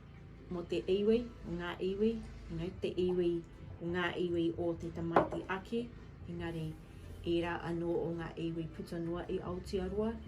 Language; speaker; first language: Māori; non-native, local second language; English